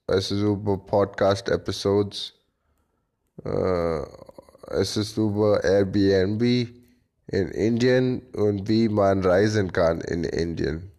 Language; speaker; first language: German; non-native, learner; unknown